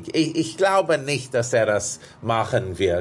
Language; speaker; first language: German; non-native, fluent; English